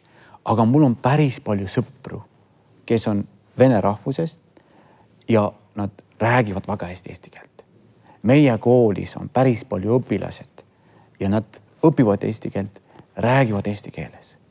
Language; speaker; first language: Estonian; non-native, fluent; Kurdish